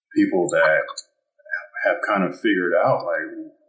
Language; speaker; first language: English; early bilingual, other home language; German